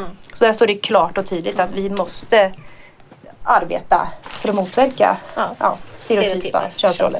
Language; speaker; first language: Swedish; native; Swedish